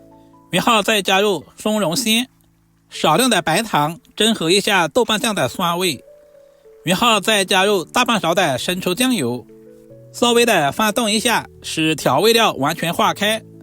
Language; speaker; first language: Chinese; native; Chinese